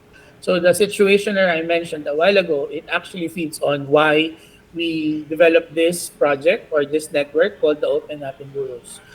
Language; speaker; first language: English; non-native, fluent; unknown